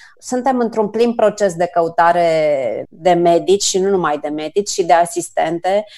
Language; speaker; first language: Romanian; native; Romanian